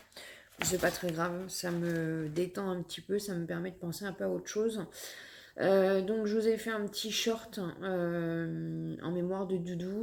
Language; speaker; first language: French; native; French